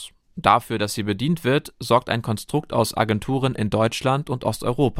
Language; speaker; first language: German; native; German